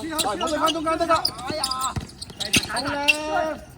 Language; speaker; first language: Chinese; native; Chinese